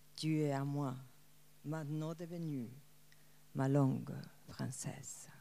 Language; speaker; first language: French; non-native, fluent; Spanish